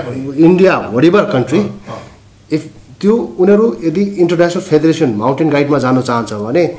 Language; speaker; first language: Nepali; non-native, local second language; Sherpa